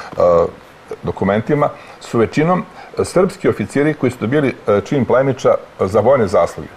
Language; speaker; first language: Croatian; native; Croatian